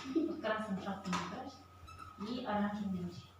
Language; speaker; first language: Russian; non-native, local second language; Kazakh